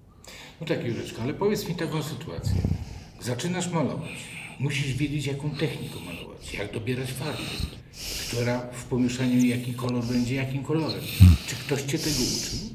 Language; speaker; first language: Polish; native; Polish